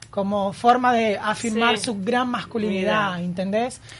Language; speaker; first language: Spanish; non-native, learner; Portuguese